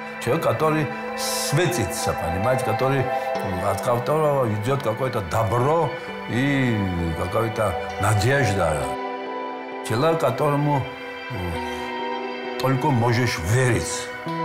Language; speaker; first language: Russian; non-native, fluent; Georgian